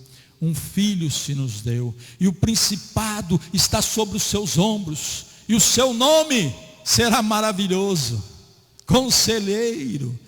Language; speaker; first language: Portuguese; native; Portuguese